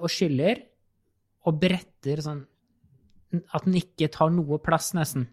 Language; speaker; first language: Norwegian; native; Norwegian